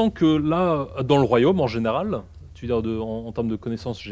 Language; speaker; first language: French; native; French